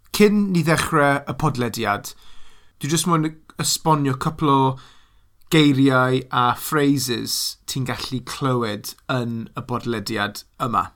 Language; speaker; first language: Welsh; non-native, local second language; English